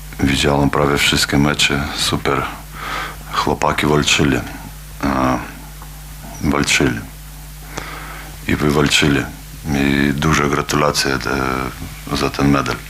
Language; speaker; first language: Polish; non-native, learner; Lithuanian